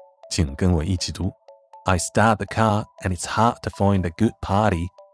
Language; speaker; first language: English; non-native, fluent; Chinese